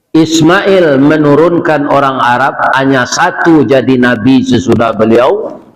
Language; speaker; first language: Malay; non-native, local second language; Minangkabau